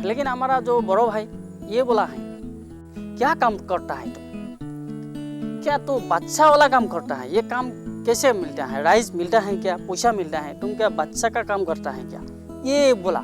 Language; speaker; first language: Hindi; non-native, local second language; Assamese